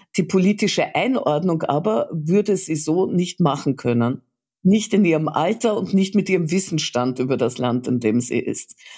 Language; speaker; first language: German; early bilingual, other home language; Russian